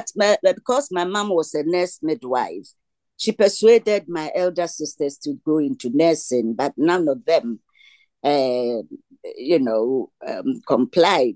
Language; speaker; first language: English; non-native, local second language; Ga